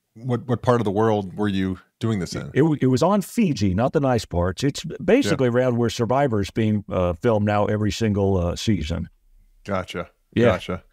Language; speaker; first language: English; native; English